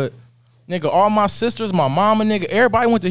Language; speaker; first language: English; native; English